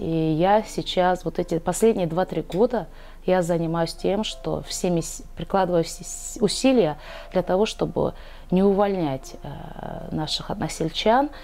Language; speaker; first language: Russian; non-native, local second language; Karachay-Balkar